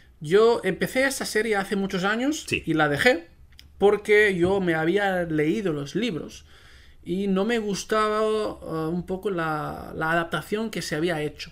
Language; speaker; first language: Spanish; non-native, local second language; Catalan